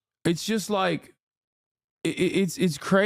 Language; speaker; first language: English; native; English